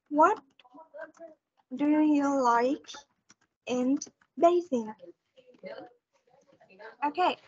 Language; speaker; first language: English; non-native, fluent; Vietnamese